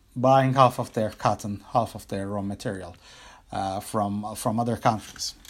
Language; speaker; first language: English; non-native, fluent; Turkish